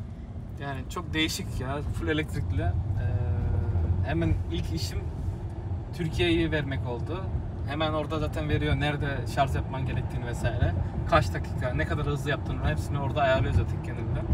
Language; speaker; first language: Turkish; native; Turkish